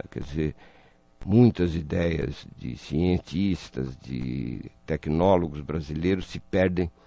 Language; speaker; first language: Portuguese; native; Portuguese